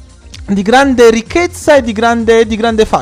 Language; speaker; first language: Italian; native; Italian